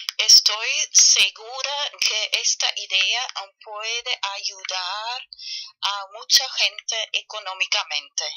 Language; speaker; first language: Spanish; non-native, fluent; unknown